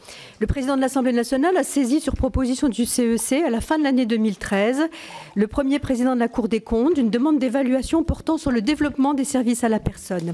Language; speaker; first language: French; native; French